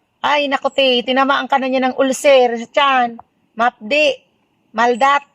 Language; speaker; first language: Filipino; non-native, local second language; Bikol